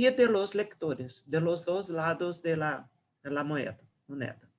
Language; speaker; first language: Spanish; non-native, fluent; Portuguese